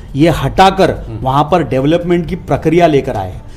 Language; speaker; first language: Hindi; non-native, local second language; Marathi